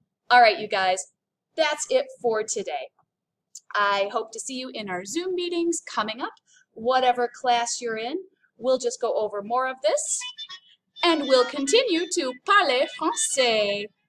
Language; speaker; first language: English; native; English